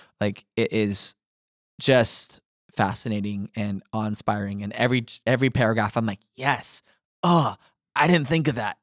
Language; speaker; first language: English; native; English